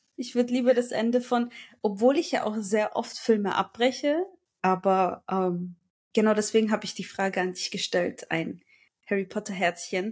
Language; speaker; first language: German; early bilingual, other home language; Turkish